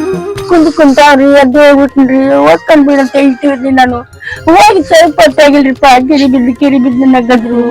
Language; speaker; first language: Kannada; native; Kannada